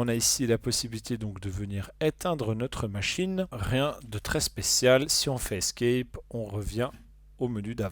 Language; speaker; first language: French; native; French